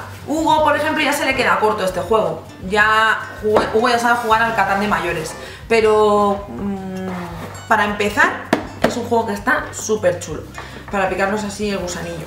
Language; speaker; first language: Spanish; native; Spanish